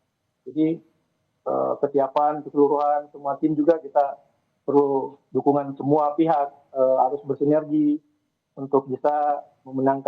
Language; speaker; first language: Indonesian; native; Indonesian